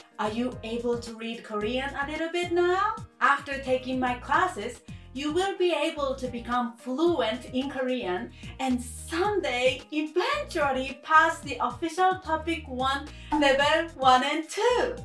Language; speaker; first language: English; non-native, fluent; Korean